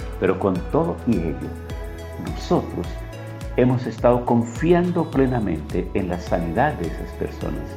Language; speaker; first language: Spanish; native; Spanish